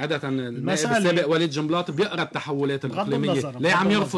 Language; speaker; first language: Arabic; native; Arabic